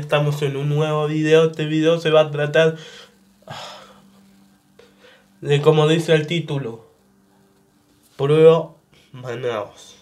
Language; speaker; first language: Spanish; native; Spanish